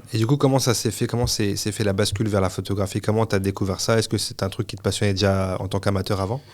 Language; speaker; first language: French; native; French